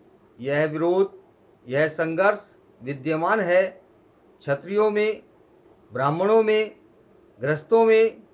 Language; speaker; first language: Hindi; native; Hindi